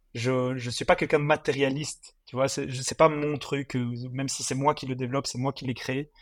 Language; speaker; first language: French; native; French